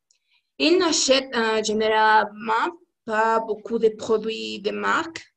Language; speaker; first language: French; non-native, learner; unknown